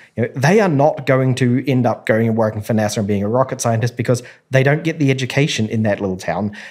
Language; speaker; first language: English; native; English